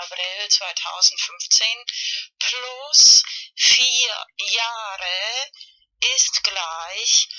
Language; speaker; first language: German; non-native, fluent; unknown